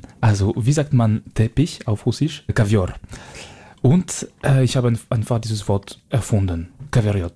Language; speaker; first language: German; non-native, fluent; French